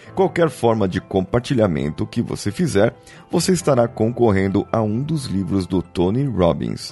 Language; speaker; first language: Portuguese; native; Portuguese